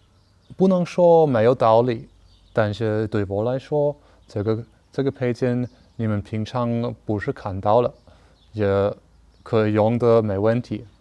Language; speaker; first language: Chinese; non-native, learner; German